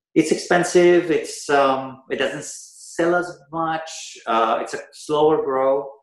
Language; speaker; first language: English; early bilingual, other home language; Persian